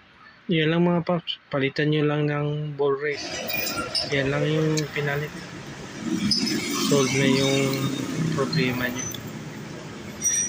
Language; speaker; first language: Filipino; native; Filipino